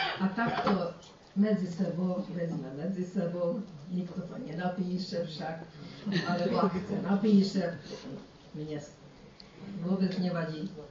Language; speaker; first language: Slovak; early bilingual, heritage; Slovak